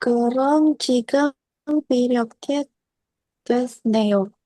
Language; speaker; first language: Korean; non-native, learner; Indonesian